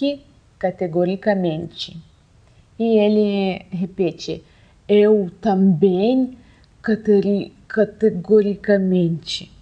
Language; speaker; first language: Portuguese; non-native, fluent; Russian